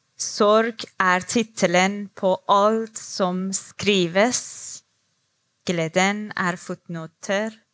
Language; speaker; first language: Norwegian; non-native, learner; Persian